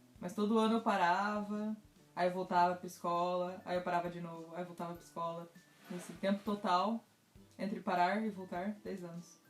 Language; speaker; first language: Portuguese; native; Portuguese